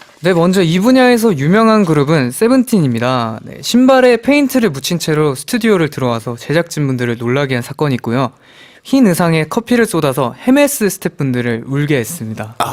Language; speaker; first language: Korean; native; Korean